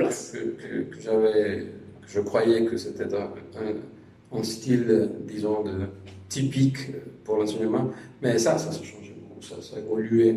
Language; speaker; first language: French; non-native, fluent; Spanish